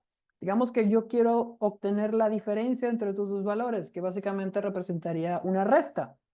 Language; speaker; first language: Spanish; native; Spanish